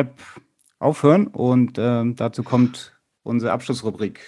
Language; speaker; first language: German; native; German